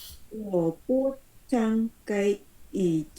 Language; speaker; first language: Chinese; non-native, learner; Indonesian